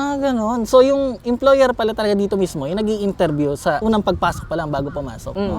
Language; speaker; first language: Filipino; native; Filipino